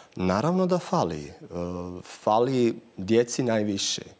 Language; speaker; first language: Croatian; native; Croatian